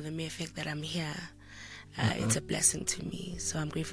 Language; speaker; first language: English; non-native, local second language; Zulu